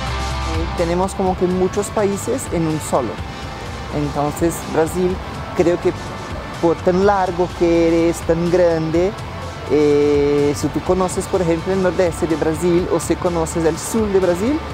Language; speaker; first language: Spanish; non-native, fluent; Portuguese